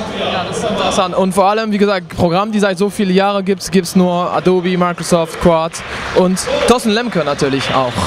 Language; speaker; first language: German; non-native, fluent; French